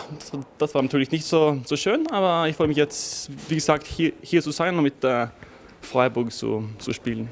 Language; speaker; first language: German; non-native, fluent; Norwegian